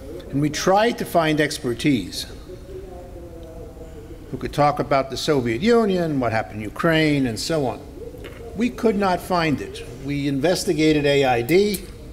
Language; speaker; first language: English; native; English